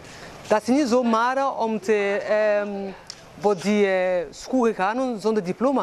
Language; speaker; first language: Dutch; non-native, learner; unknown